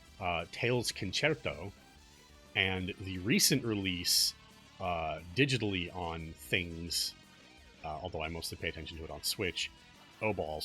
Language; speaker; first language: English; native; English